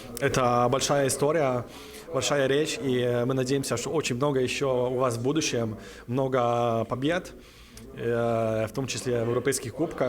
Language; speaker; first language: Russian; non-native, fluent; Polish